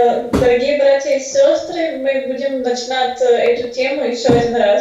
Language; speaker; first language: Russian; non-native, fluent; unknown